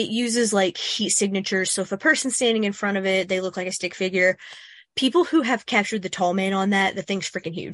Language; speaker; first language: English; native; English